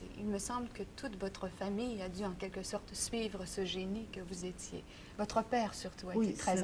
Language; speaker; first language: French; native; French